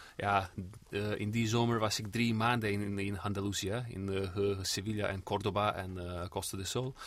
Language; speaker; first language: Dutch; non-native, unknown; Serbian